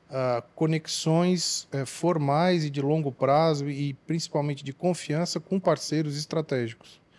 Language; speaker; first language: Portuguese; native; Portuguese